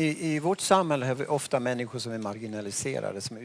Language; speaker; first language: Swedish; native; Swedish